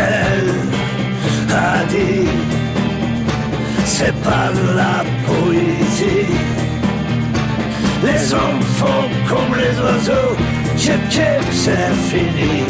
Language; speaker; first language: French; non-native, local second language; Dutch